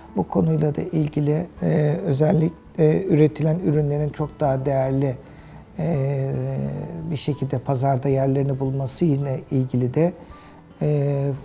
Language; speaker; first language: Turkish; native; Turkish